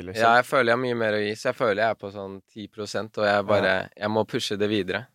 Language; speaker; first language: Norwegian; native; Norwegian